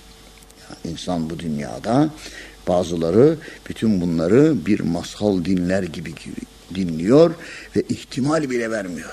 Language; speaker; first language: Turkish; native; Turkish